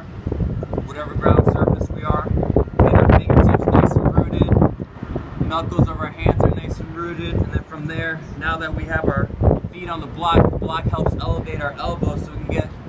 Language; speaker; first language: English; native; English